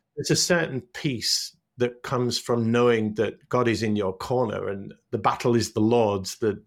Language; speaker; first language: English; native; English